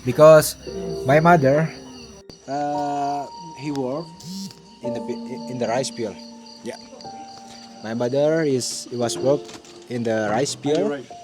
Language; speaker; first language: English; non-native, learner; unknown